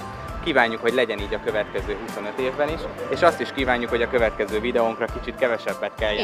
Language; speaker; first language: Hungarian; native; Hungarian